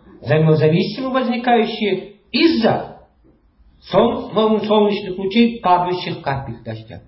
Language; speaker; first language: Russian; native; Russian